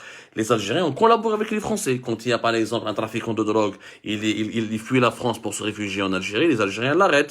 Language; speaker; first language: French; non-native, local second language; Arabic